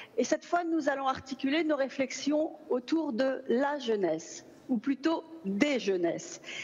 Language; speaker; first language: French; native; French